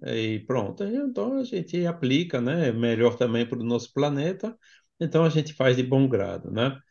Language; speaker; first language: Portuguese; non-native, fluent; French